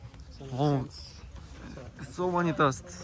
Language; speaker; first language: English; non-native, learner; Korean